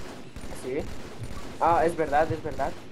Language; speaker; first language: Spanish; native; Spanish